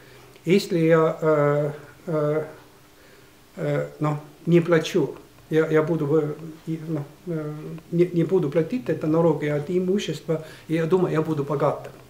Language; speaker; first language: Russian; non-native, fluent; Estonian